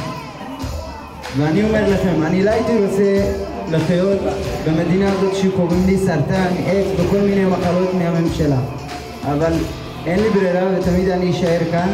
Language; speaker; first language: Hebrew; non-native, fluent; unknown